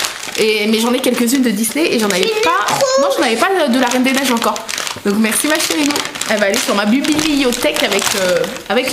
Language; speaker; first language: French; native; French